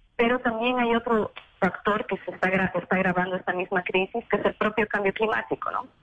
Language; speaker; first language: Spanish; native; Spanish